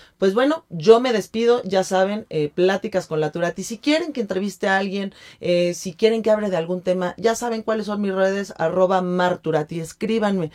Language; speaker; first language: Spanish; native; Spanish